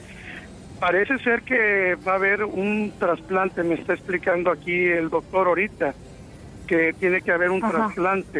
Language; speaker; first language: Spanish; native; Spanish